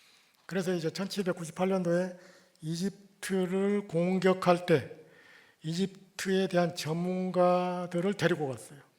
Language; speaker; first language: Korean; native; Korean